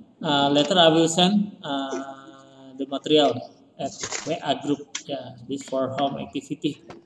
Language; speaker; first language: English; non-native, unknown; Indonesian